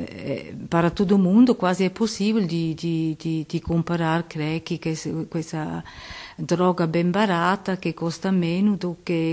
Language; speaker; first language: Portuguese; non-native, learner; Italian